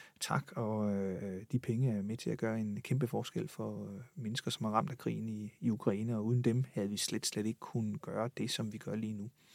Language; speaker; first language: Danish; native; Danish